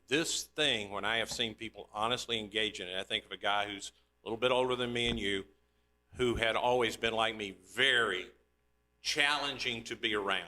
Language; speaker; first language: English; native; English